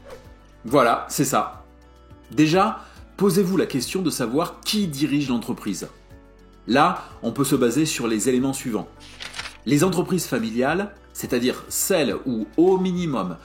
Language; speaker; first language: French; native; French